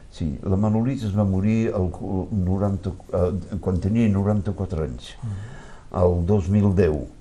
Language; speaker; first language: Catalan; early bilingual, heritage; Catalan